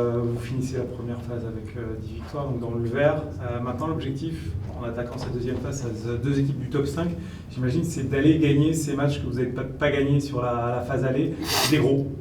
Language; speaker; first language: French; native; French